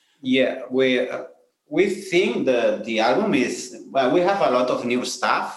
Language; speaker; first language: English; non-native, learner; Spanish